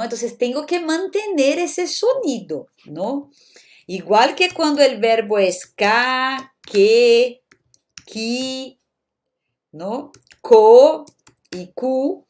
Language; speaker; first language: Spanish; non-native, fluent; Portuguese